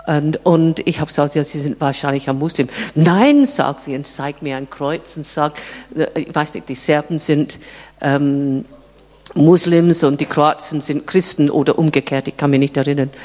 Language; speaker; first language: German; non-native, fluent; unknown